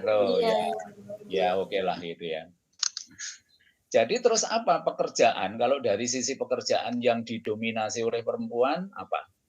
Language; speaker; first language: Indonesian; native; Indonesian